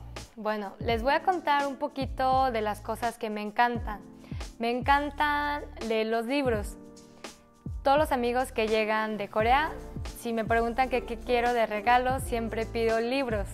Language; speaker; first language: Spanish; early bilingual, other home language; Korean